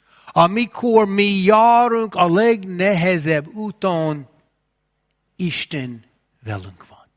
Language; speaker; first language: Hungarian; non-native, fluent; English